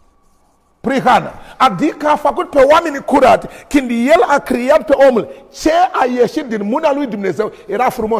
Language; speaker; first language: Romanian; non-native, learner; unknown